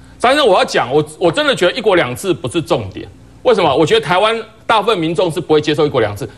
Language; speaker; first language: Chinese; native; Chinese